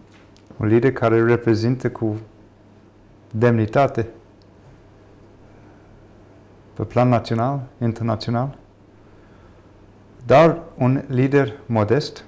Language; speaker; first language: Romanian; non-native, fluent; English